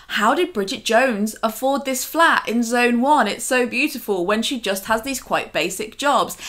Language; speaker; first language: English; native; English